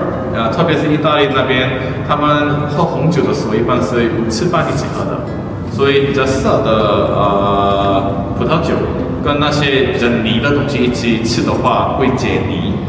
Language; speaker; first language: Chinese; non-native, fluent; Korean